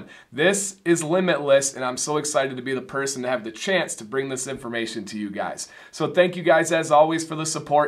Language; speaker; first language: English; native; English